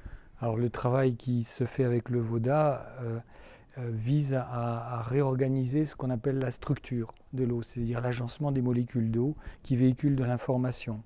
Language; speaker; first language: French; native; French